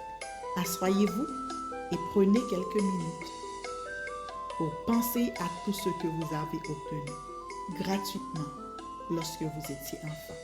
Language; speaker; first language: French; native; French